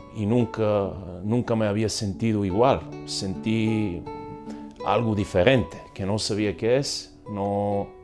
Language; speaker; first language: Spanish; non-native, fluent; Bulgarian